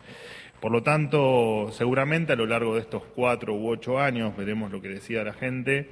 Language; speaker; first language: Spanish; native; Spanish